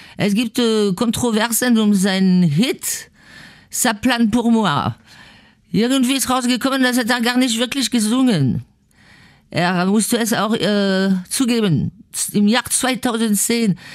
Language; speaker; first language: German; non-native, fluent; French